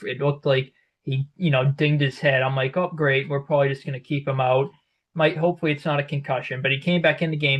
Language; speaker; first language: English; native; English